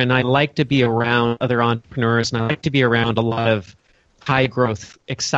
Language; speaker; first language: English; native; English